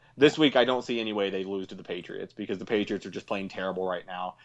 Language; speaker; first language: English; native; English